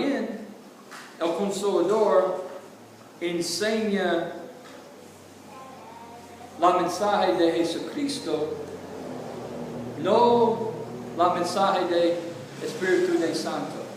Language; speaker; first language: Spanish; non-native, learner; English